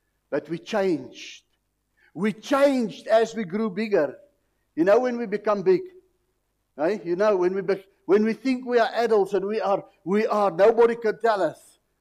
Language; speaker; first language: English; non-native, local second language; Afrikaans